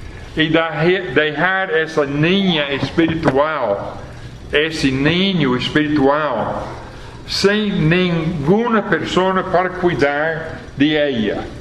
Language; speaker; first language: Portuguese; non-native, fluent; English